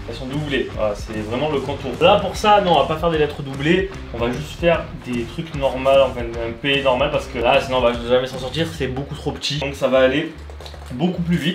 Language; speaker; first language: French; native; French